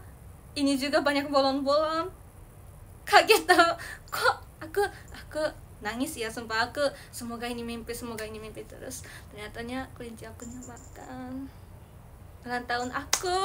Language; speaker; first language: Indonesian; early bilingual, heritage; Indonesian